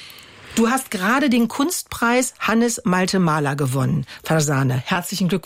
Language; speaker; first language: German; native; German